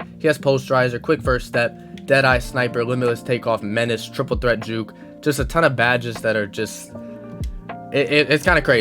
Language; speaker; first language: English; native; English